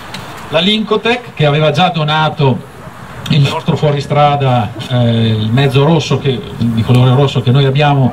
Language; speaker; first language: Italian; native; Italian